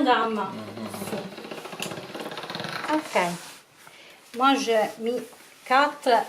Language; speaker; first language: French; non-native, learner; Italian